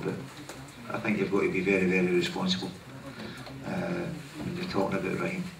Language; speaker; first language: English; native; English